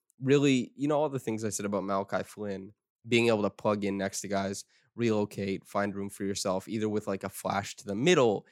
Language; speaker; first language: English; native; English